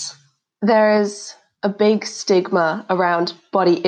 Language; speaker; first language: English; native; English